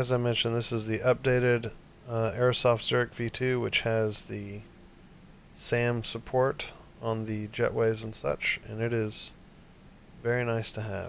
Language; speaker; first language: English; native; English